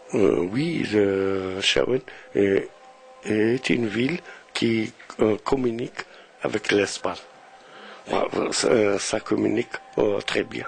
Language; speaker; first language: French; non-native, local second language; Arabic